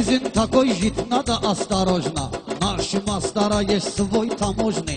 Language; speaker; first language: Russian; non-native, learner; Azerbaijani